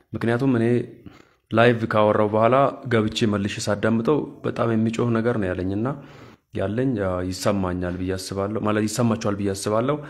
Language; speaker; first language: Amharic; non-native, local second language; Hadiyya